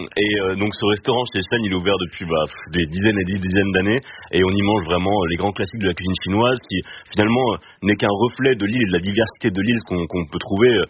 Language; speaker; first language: French; native; French